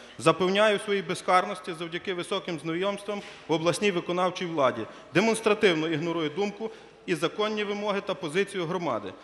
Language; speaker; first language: Ukrainian; native; Ukrainian